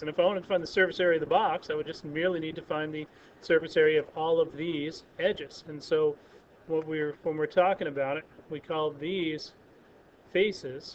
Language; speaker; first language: English; native; English